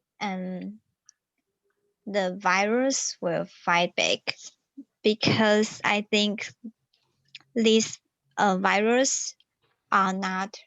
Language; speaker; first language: English; non-native, learner; Chinese